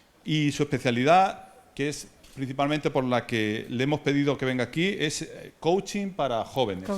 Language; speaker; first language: Spanish; native; Spanish